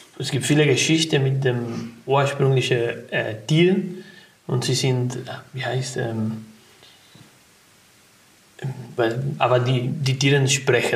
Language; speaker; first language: German; non-native, learner; Spanish